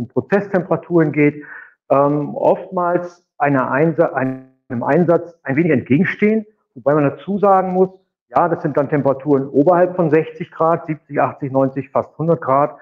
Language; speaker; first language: German; native; German